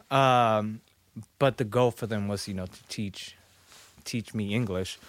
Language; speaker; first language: English; early bilingual, other home language; Spanish